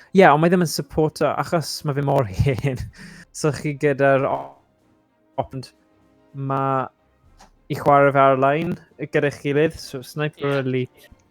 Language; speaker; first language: Welsh; non-native, local second language; English